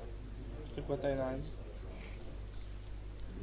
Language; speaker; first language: Hebrew; non-native, learner; Spanish